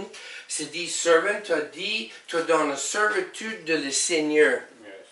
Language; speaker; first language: French; non-native, learner; English